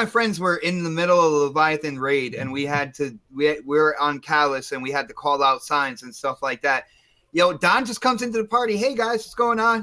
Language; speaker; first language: English; native; English